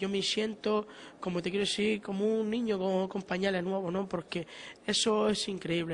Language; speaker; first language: Spanish; native; Spanish